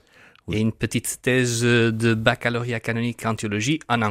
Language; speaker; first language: French; non-native, fluent; Portuguese